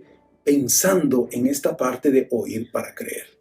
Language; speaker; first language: Spanish; native; Spanish